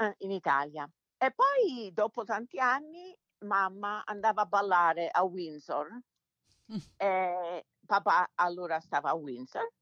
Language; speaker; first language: Italian; early bilingual, heritage; Italian